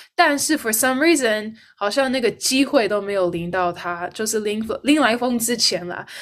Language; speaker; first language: Chinese; early bilingual, heritage; Chinese